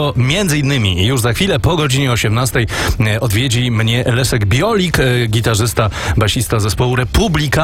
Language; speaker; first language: Polish; native; Polish